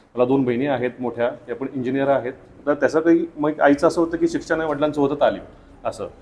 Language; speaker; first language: Marathi; native; Marathi